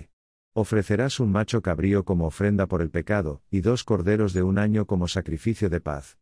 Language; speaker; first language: Spanish; native; Spanish